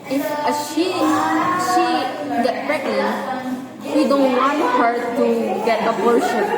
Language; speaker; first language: English; non-native, learner; Indonesian